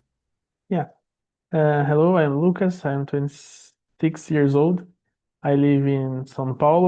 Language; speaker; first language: English; non-native, learner; Portuguese